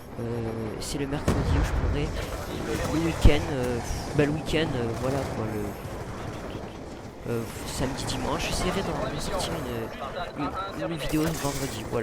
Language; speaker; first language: French; native; French